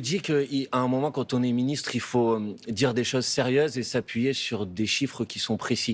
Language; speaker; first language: French; native; French